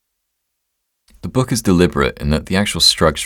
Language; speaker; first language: English; native; English